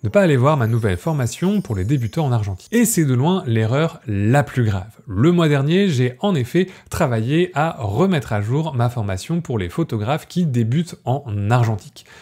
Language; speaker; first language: French; native; French